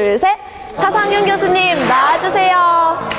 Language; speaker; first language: Korean; native; Korean